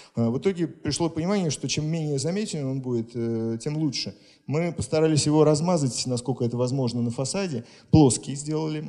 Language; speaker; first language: Russian; native; Russian